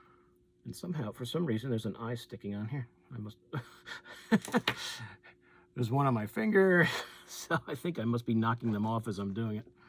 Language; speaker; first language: English; native; English